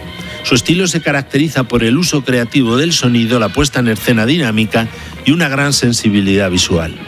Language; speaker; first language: Spanish; native; Spanish